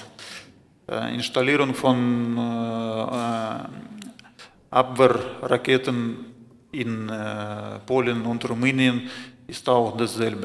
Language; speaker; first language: German; non-native, fluent; Russian